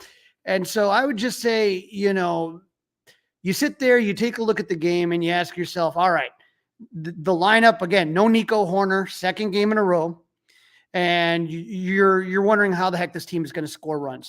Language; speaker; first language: English; native; English